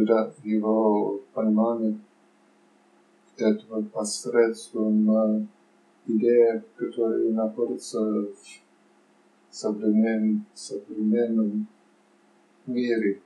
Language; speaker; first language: Russian; non-native, fluent; English